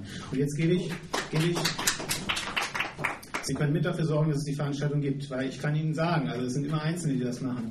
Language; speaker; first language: German; native; German